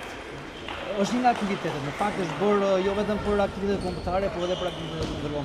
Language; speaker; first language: Albanian; native; Albanian